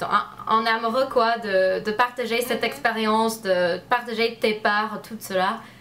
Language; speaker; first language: French; non-native, learner; English